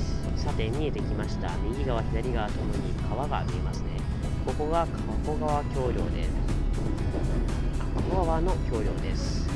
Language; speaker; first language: Japanese; native; Japanese